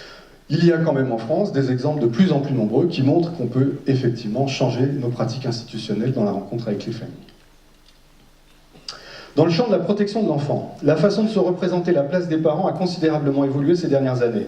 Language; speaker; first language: French; native; French